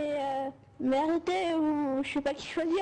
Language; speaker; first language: French; native; French